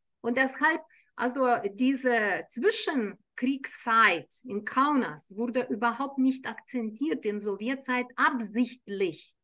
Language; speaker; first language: German; non-native, fluent; Lithuanian